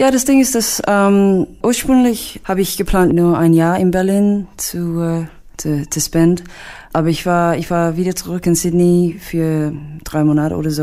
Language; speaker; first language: German; non-native, learner; English